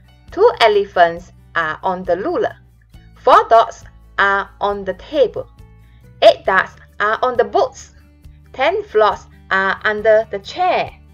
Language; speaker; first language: English; non-native, local second language; Chinese